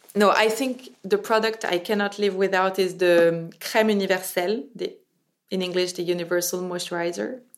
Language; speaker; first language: English; non-native, fluent; French